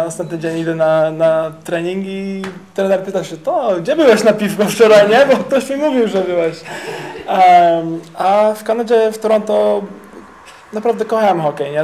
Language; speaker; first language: Polish; early bilingual, heritage; English